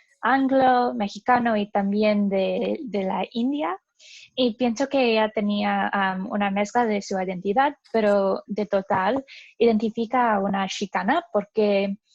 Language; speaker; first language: Spanish; non-native, learner; English